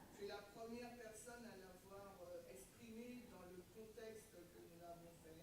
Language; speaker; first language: French; native; French